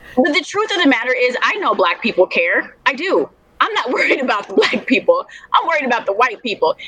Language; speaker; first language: English; native; English